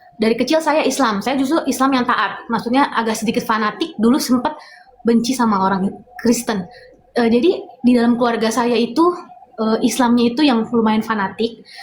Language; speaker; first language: Indonesian; native; Indonesian